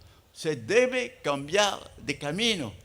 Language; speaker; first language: Spanish; non-native, fluent; French